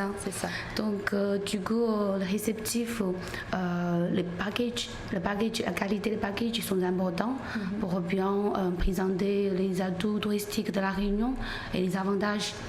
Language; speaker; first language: French; non-native, learner; Chinese